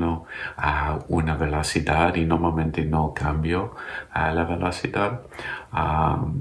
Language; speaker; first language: Spanish; non-native, learner; English